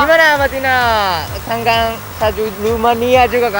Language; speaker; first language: Indonesian; non-native, fluent; Japanese